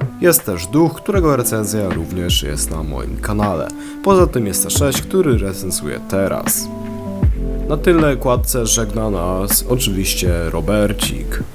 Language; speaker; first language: Polish; native; Polish